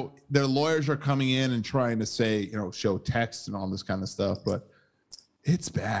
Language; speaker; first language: English; native; English